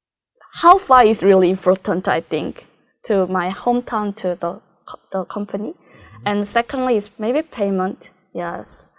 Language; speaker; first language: English; non-native, learner; Korean